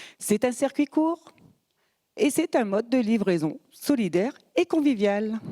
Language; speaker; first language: French; early bilingual, other home language; Portuguese